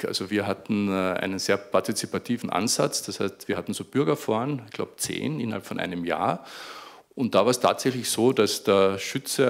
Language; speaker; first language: German; native; German